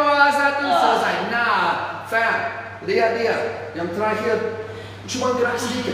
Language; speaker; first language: Indonesian; non-native, fluent; English